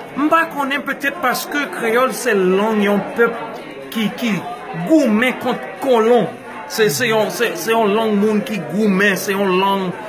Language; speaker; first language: Haitian Creole; non-native, fluent; English